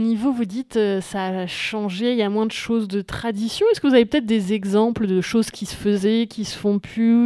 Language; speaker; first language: French; native; French